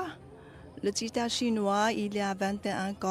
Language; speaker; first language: French; non-native, fluent; Vietnamese